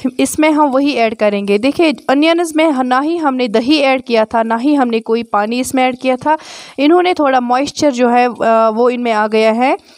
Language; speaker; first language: Urdu; non-native, local second language; Kashmiri